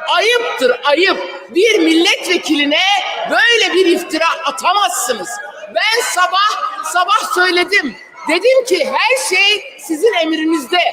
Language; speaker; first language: Turkish; non-native, local second language; Kurdish